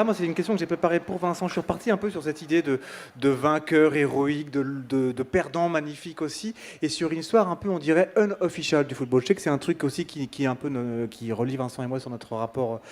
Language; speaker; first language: French; native; French